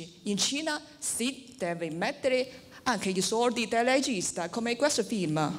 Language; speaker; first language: Italian; non-native, learner; Chinese